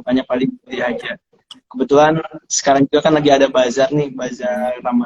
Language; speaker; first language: Indonesian; native; Indonesian